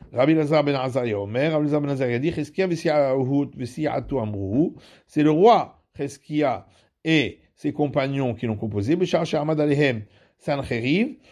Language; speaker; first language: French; native; French